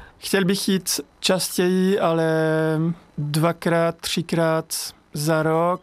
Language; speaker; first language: Czech; non-native, fluent; French